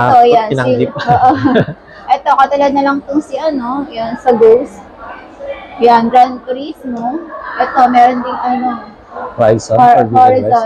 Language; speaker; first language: Filipino; native; Filipino